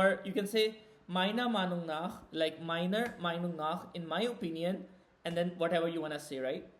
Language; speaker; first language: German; non-native, fluent; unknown